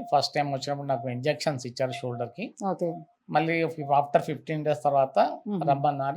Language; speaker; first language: Telugu; native; Telugu